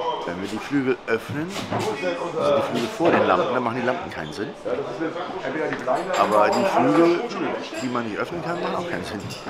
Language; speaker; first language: German; native; German